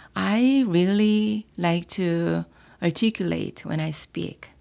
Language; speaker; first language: English; non-native, fluent; Korean